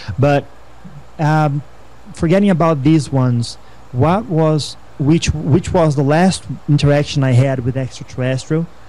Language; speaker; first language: English; non-native, fluent; Portuguese